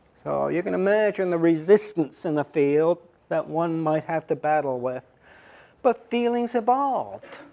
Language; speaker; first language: English; non-native, fluent; Estonian